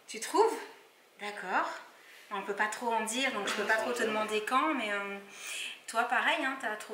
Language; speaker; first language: French; native; French